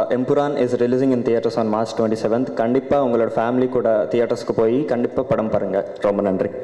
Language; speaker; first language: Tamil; non-native, learner; Malayalam